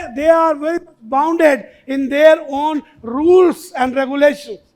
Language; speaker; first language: English; non-native, local second language; Hindi